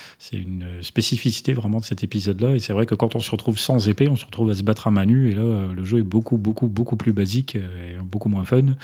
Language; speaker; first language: French; native; French